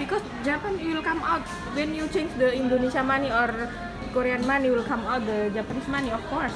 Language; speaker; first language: English; non-native, learner; Indonesian